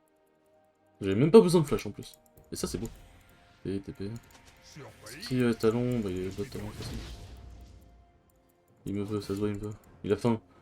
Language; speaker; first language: French; native; French